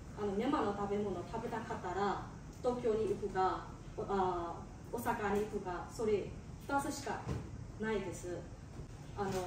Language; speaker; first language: Japanese; non-native, learner; Burmese